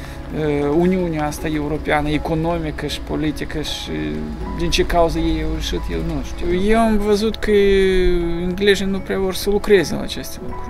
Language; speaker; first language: Romanian; non-native, local second language; Russian